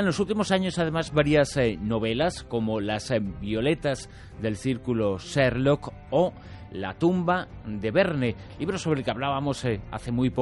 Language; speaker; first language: Spanish; native; Spanish